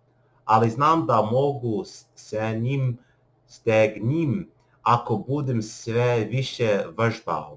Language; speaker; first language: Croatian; non-native, learner; English